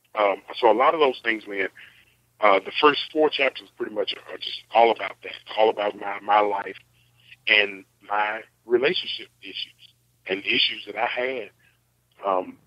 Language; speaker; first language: English; native; English